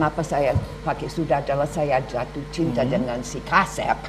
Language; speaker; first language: Indonesian; non-native, learner; English